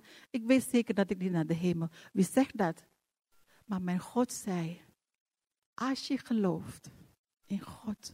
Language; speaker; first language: Dutch; non-native, fluent; Indonesian